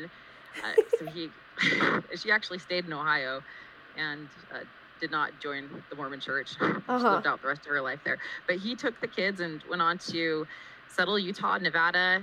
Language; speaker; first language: English; native; English